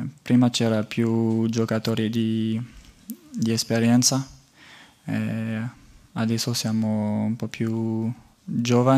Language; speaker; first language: Italian; non-native, fluent; French